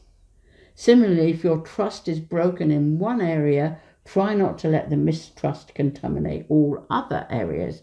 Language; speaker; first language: English; native; English